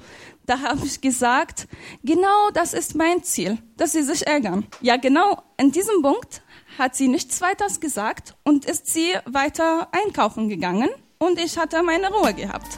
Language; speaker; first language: German; non-native, fluent; Arabic